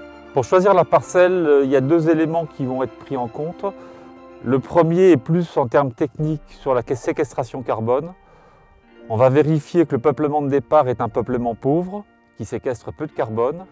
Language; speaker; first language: French; native; French